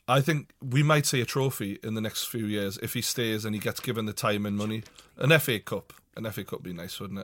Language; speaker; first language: English; native; English